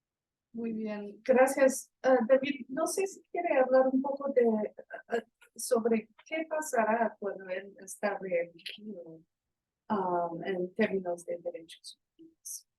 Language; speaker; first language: Spanish; non-native, fluent; English